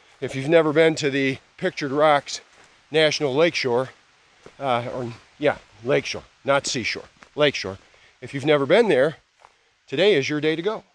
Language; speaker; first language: English; native; English